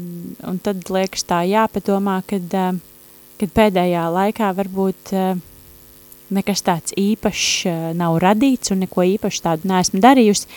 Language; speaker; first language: Latvian; native; Latvian